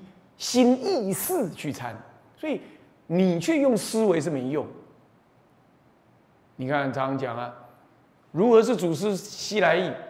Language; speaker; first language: Chinese; native; Chinese